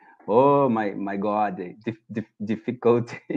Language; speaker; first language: English; non-native, learner; Portuguese